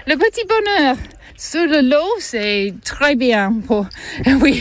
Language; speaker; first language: French; non-native, learner; English